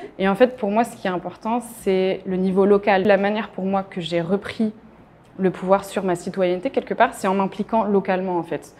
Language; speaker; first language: French; native; French